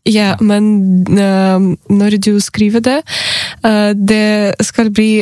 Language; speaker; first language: Norwegian; non-native, learner; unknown